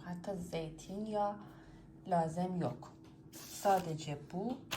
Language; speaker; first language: Turkish; non-native, learner; Persian